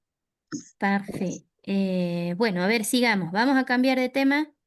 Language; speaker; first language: Spanish; native; Spanish